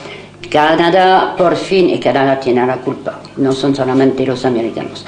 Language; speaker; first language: Spanish; non-native, fluent; French